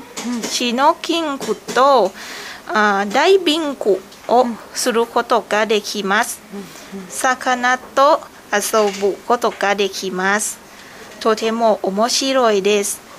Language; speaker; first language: Japanese; non-native, learner; Thai